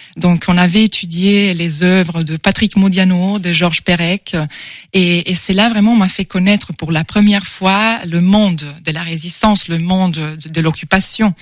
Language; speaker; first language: French; non-native, fluent; Italian